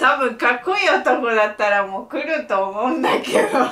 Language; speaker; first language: Japanese; non-native, fluent; Spanish